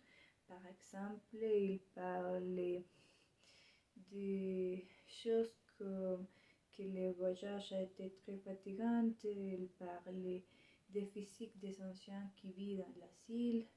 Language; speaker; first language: French; non-native, learner; Spanish